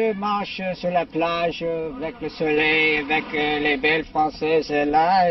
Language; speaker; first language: French; non-native, learner; English